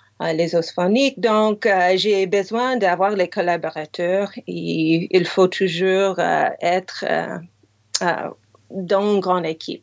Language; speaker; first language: French; non-native, fluent; English